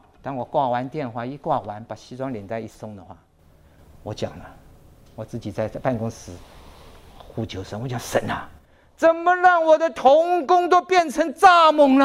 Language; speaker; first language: Chinese; native; Chinese